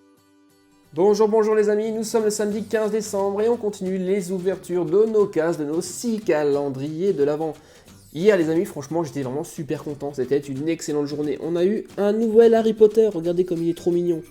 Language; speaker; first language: French; native; French